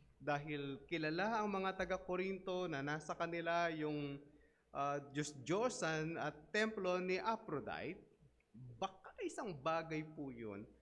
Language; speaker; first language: Filipino; non-native, local second language; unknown